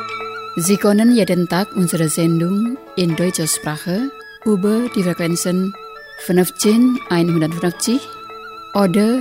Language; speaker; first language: German; non-native, fluent; Indonesian